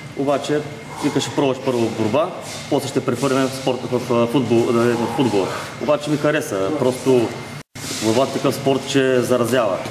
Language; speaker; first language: Bulgarian; native; Bulgarian